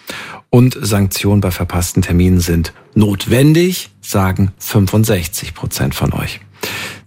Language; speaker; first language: German; native; German